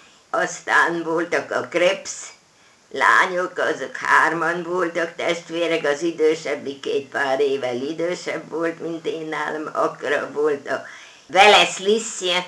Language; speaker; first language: Hungarian; non-native, local second language; German